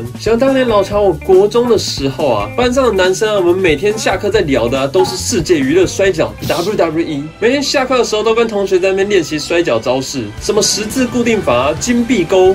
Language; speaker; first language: Chinese; native; Chinese